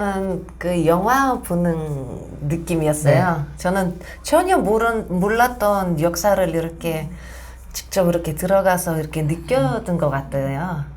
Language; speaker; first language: Korean; non-native, fluent; Russian